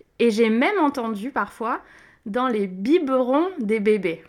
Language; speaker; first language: French; native; French